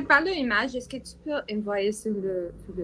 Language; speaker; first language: French; non-native, learner; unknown